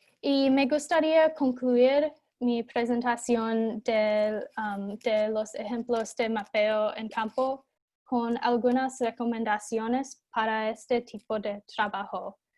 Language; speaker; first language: Spanish; non-native, fluent; English